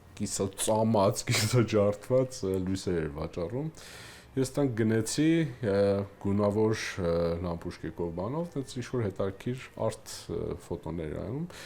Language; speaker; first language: Armenian; early bilingual, heritage; Armenian